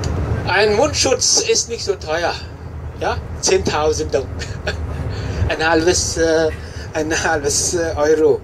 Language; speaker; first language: German; non-native, fluent; Vietnamese